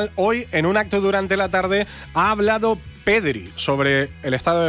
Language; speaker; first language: Spanish; native; Spanish